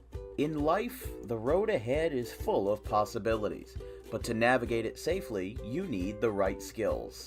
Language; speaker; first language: English; native; English